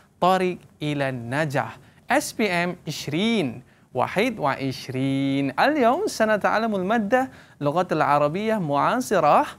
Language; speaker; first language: Arabic; non-native, fluent; Malay